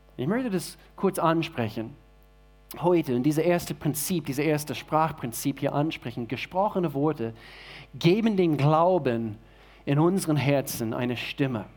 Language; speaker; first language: German; non-native, fluent; English